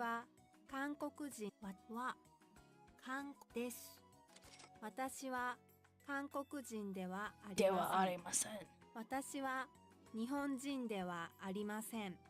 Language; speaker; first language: Japanese; non-native, learner; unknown